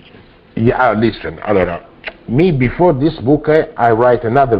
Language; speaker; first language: English; non-native, learner; Italian